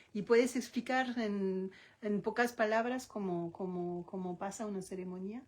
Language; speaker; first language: Spanish; non-native, learner; French